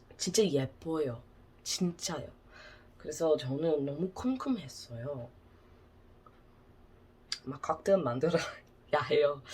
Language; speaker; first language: Korean; non-native, learner; English